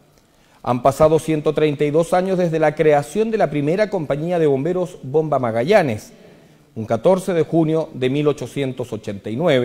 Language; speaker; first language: Spanish; native; Spanish